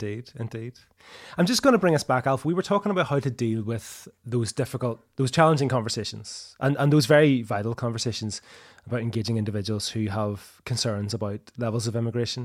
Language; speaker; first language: English; native; English